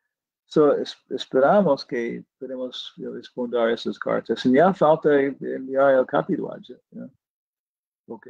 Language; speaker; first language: Spanish; non-native, fluent; English